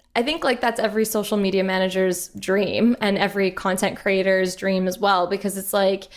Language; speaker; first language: English; native; English